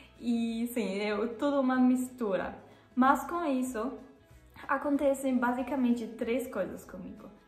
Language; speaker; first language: Portuguese; non-native, learner; German